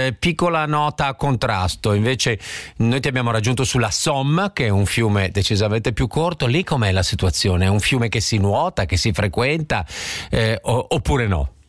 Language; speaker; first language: Italian; native; Italian